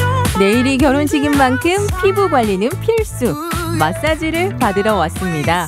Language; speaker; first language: Korean; native; Korean